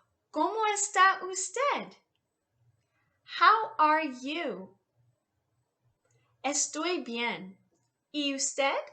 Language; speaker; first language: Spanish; non-native, fluent; English